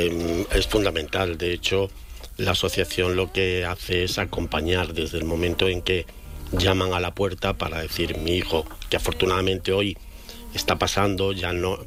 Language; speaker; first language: Spanish; native; Spanish